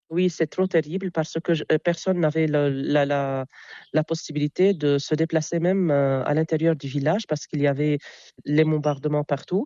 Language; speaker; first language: French; non-native, local second language; Arabic